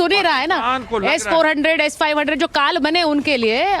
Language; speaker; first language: Hindi; native; Hindi